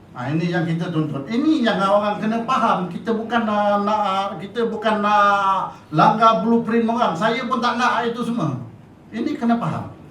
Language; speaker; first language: Malay; native; Malay